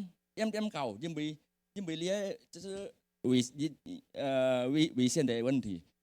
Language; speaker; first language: Chinese; early bilingual, heritage; Hakka Chinese